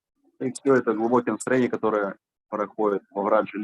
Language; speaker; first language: Russian; native; Russian